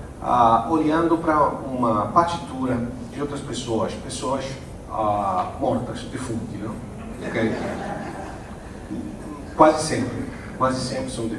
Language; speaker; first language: Portuguese; non-native, fluent; Italian